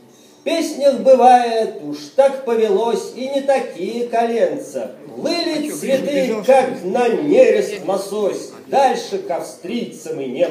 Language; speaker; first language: Russian; native; Russian